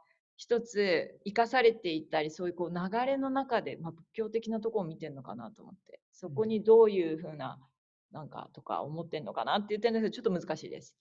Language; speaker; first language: Japanese; native; Japanese